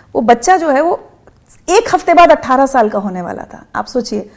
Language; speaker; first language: Hindi; native; Hindi